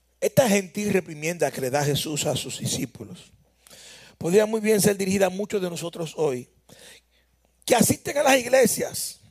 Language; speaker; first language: Spanish; native; Spanish